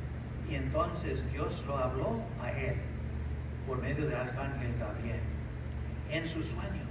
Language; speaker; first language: Spanish; early bilingual, heritage; English